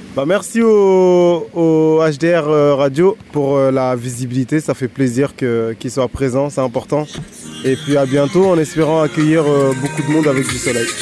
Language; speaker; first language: French; native; French